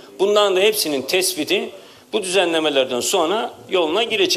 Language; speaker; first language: Turkish; native; Turkish